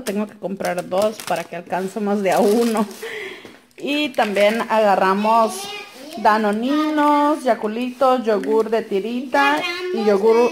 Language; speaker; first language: Spanish; native; Spanish